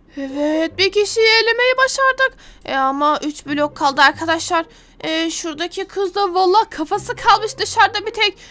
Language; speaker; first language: Turkish; native; Turkish